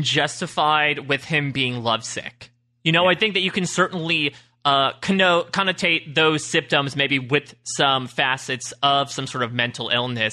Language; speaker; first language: English; native; English